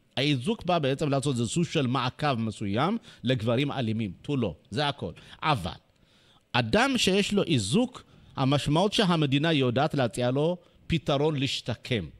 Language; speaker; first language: Hebrew; non-native, fluent; Amharic